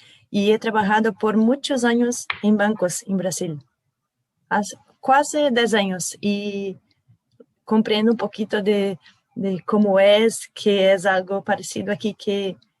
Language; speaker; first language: Spanish; non-native, fluent; Portuguese